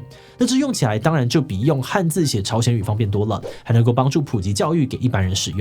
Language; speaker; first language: Chinese; native; Chinese